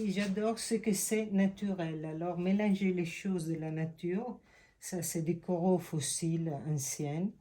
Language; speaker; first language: French; non-native, fluent; Italian